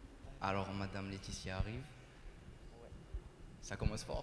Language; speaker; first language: French; native; French